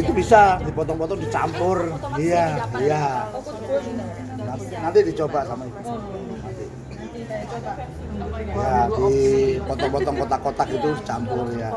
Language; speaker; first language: Indonesian; native; Indonesian